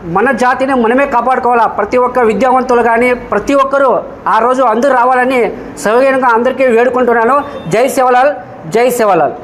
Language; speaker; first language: Telugu; non-native, local second language; Lambadi